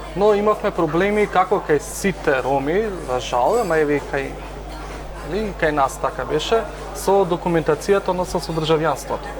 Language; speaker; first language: Macedonian; non-native, local second language; Romany